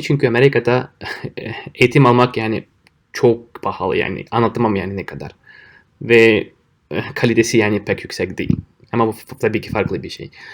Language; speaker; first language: Turkish; non-native, fluent; Russian